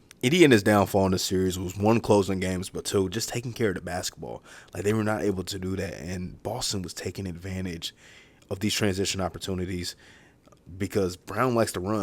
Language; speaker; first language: English; native; English